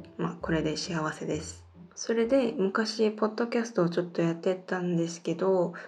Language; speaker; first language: Japanese; non-native, fluent; Korean